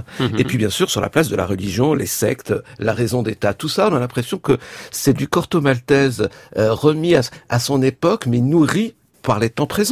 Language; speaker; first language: French; native; French